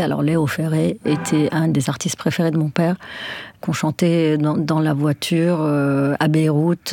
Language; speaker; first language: French; non-native, local second language; Arabic